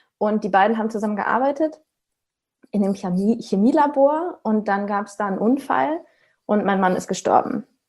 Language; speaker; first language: German; native; German